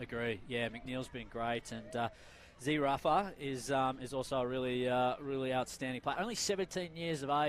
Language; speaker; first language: English; native; English